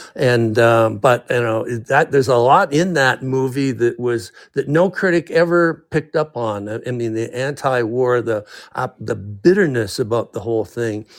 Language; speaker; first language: English; native; English